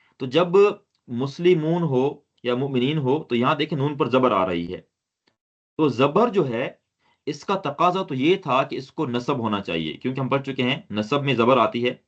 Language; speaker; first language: Urdu; non-native, local second language; Sindhi